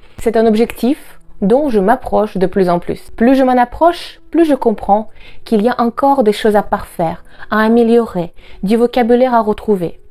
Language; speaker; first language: French; non-native, fluent; Russian